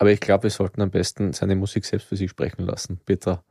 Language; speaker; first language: German; native; German